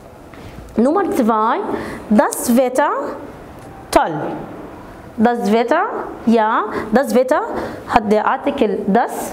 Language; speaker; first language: German; non-native, fluent; Arabic